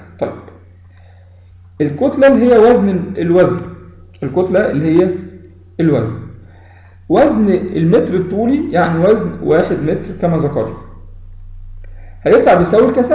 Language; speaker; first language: Arabic; native; Arabic